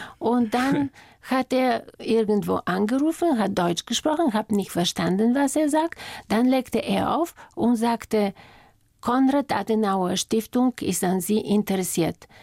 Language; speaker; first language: German; non-native, fluent; Bulgarian